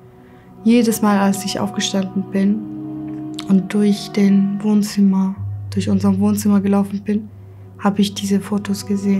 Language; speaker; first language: German; early bilingual, other home language; Kurdish